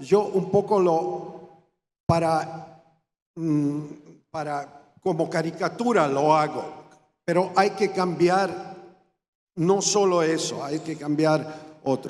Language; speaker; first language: Spanish; non-native, fluent; Croatian